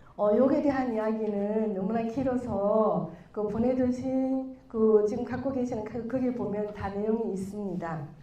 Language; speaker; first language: Korean; non-native, fluent; Chinese